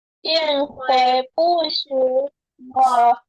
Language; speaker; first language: Chinese; non-native, learner; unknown